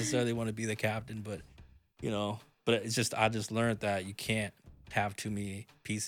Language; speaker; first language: English; native; English